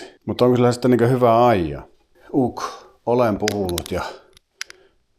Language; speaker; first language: Finnish; native; Finnish